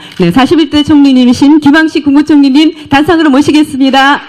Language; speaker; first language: Korean; native; Korean